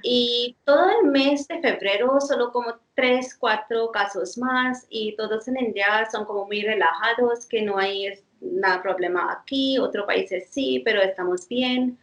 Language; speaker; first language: Spanish; non-native, fluent; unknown